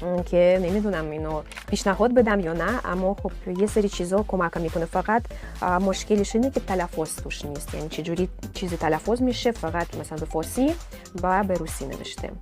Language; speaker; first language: Persian; non-native, fluent; Russian